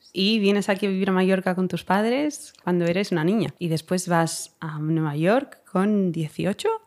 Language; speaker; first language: Spanish; native; Spanish